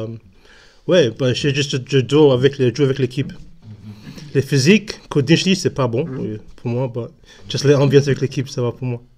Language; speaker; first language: French; non-native, learner; English